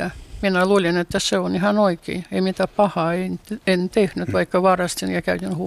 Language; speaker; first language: Finnish; non-native, fluent; Russian